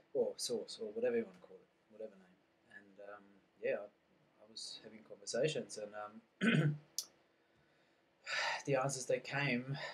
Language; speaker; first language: English; non-native, fluent; German